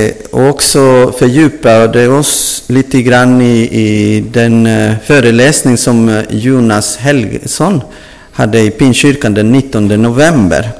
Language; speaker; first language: Swedish; non-native, fluent; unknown